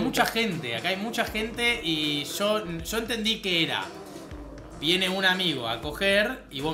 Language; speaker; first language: Spanish; native; Spanish